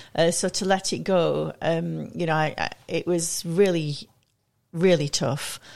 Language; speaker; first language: English; native; English